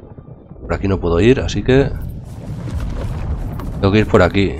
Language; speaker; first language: Spanish; native; Spanish